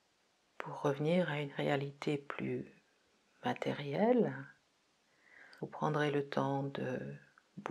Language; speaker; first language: French; native; French